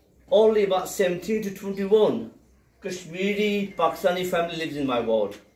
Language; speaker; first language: English; early bilingual, other home language; Punjabi